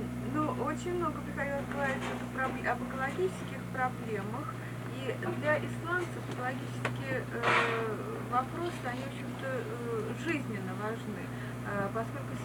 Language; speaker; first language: Russian; native; Russian